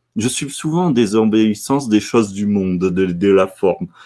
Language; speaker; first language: French; native; French